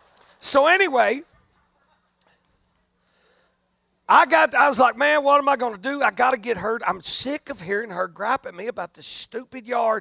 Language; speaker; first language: English; native; English